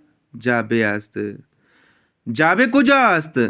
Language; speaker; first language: Persian; non-native, fluent; Urdu